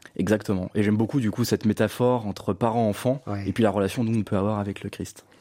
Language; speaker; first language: French; native; French